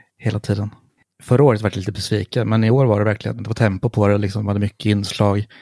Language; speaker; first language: Swedish; native; Swedish